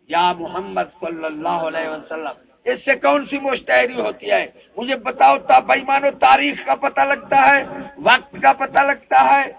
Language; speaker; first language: Urdu; non-native, local second language; Punjabi